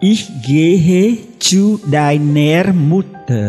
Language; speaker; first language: German; non-native, fluent; Vietnamese